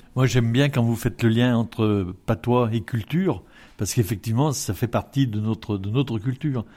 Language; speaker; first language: French; native; French